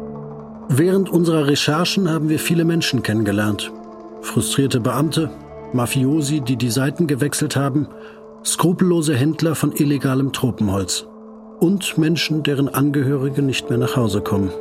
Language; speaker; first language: German; native; German